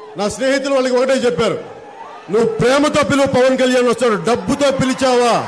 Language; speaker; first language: Telugu; native; Telugu